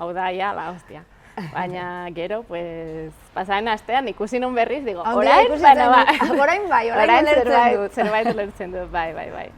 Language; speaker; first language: Basque; non-native, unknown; Catalan